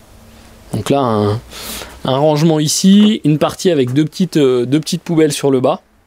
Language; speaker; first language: French; native; French